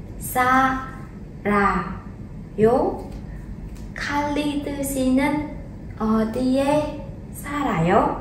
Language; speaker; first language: Korean; non-native, fluent; Vietnamese